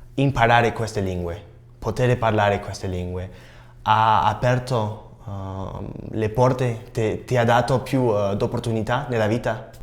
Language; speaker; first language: Italian; non-native, learner; English